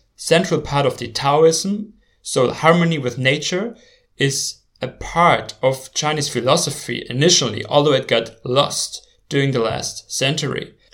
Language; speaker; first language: English; non-native, fluent; German